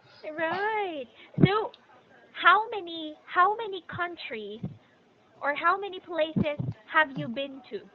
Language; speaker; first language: English; non-native, fluent; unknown